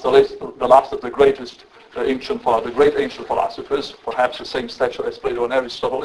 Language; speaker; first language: English; non-native, fluent; Romanian